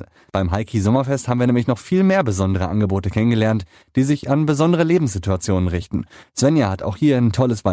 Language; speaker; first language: German; native; German